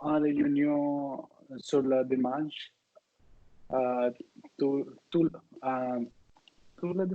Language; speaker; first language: French; non-native, learner; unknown